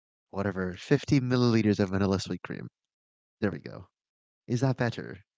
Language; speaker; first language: English; native; English